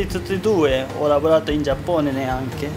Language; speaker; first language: Italian; non-native, learner; Japanese